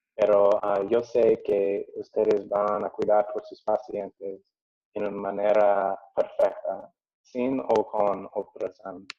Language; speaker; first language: Spanish; non-native, learner; English